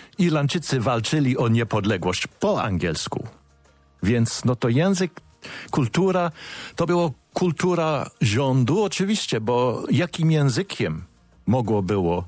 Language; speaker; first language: Polish; non-native, fluent; English